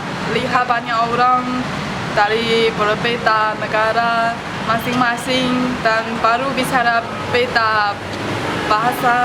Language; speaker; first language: Indonesian; non-native, learner; Chinese